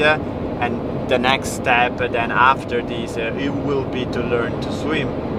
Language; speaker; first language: English; non-native, fluent; Italian